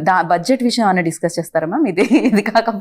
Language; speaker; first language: Telugu; native; Telugu